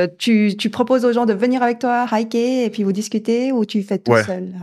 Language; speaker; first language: French; native; French